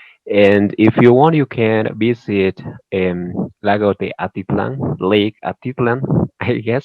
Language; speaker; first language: English; non-native, learner; Spanish